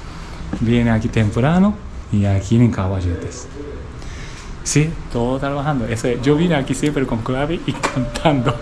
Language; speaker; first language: Spanish; non-native, learner; Japanese